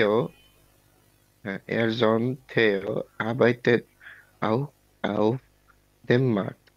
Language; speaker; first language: German; non-native, learner; Bangla